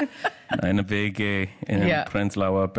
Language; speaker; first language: German; non-native, learner; English